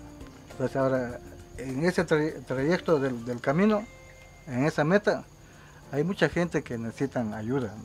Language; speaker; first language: Spanish; non-native, local second language; Quechua